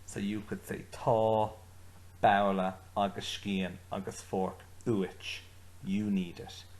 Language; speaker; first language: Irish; non-native, local second language; English